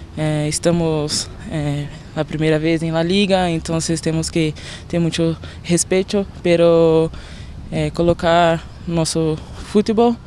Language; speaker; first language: Spanish; non-native, learner; Portuguese